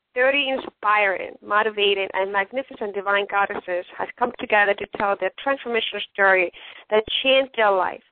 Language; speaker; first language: English; non-native, fluent; Spanish